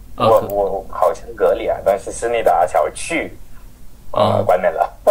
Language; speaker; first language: Chinese; non-native, learner; Spanish